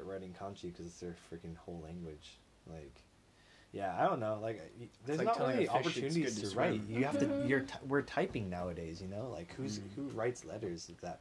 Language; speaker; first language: English; native; English